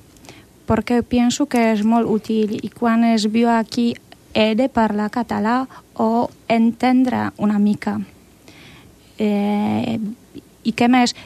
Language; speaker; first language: Catalan; non-native, learner; Polish